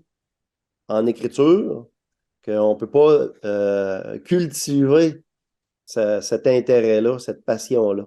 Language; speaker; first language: French; native; French